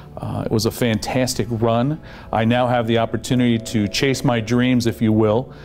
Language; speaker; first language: English; native; English